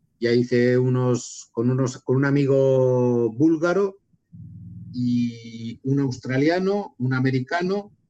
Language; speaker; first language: Spanish; native; Spanish